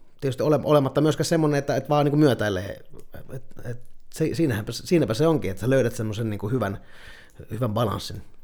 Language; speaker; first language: Finnish; native; Finnish